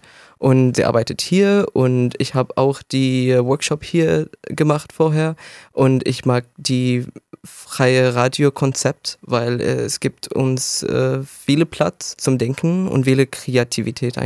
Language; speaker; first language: German; non-native, learner; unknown